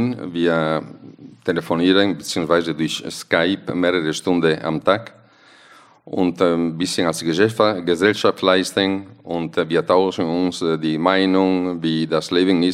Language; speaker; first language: German; non-native, fluent; Italian